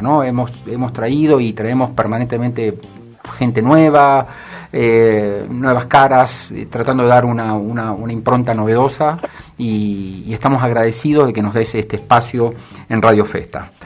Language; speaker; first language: Spanish; native; Spanish